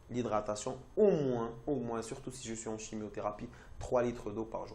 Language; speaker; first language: French; non-native, local second language; Arabic